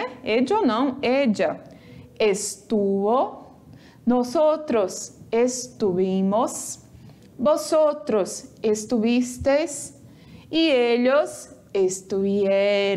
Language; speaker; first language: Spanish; non-native, fluent; Portuguese